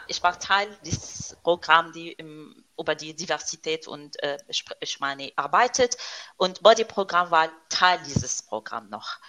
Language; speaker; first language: German; non-native, fluent; Arabic